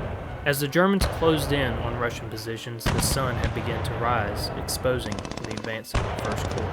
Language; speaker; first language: English; native; English